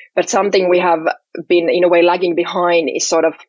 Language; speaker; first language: English; non-native, fluent; Finnish